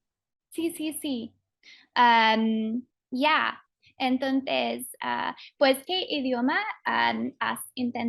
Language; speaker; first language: Spanish; non-native, fluent; English